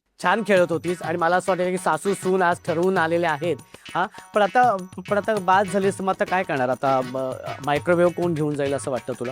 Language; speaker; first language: Marathi; native; Marathi